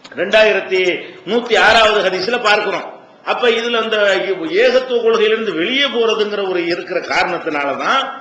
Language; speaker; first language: Tamil; native; Tamil